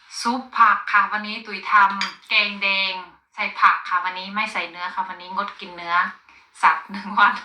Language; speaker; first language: Thai; native; Thai